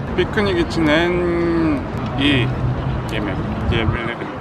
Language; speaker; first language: Turkish; non-native, learner; Korean